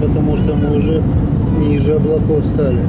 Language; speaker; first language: Russian; native; Russian